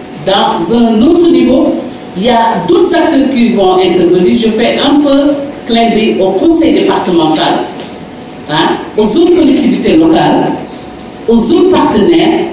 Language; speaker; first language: French; non-native, local second language; Wolof